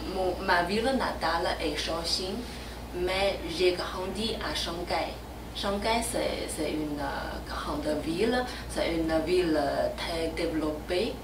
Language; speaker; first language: French; non-native, learner; Chinese